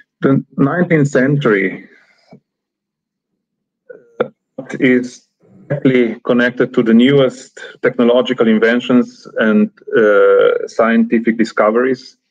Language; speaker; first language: English; non-native, fluent; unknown